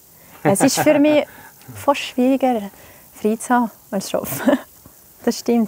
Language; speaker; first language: German; non-native, local second language; French